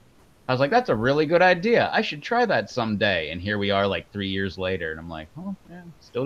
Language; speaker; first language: English; native; English